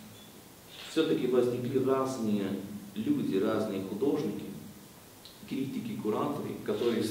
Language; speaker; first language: Russian; non-native, fluent; Swedish